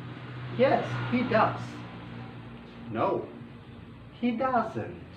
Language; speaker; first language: English; non-native, learner; Indonesian